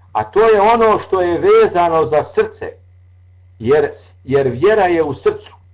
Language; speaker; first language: Bosnian; native; Bosnian